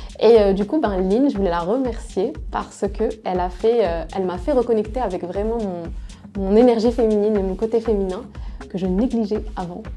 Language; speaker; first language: French; non-native, local second language; Arabic